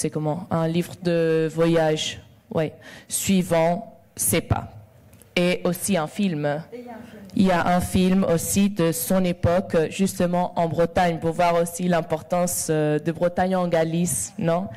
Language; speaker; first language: French; non-native, local second language; Galician